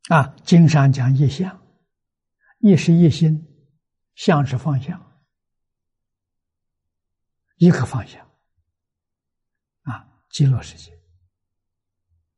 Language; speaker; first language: Chinese; native; Chinese